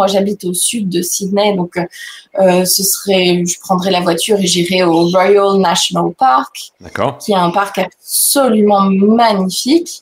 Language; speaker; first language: French; native; French